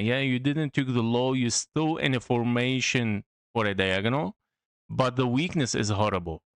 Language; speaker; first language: English; non-native, fluent; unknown